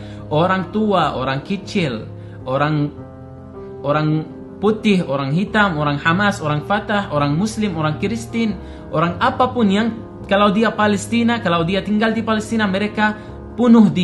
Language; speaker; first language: Indonesian; non-native, fluent; Arabic